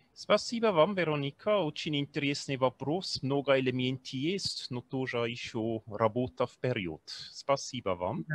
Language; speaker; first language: Russian; non-native, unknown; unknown